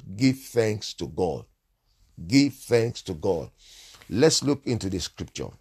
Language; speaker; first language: English; non-native, local second language; Yoruba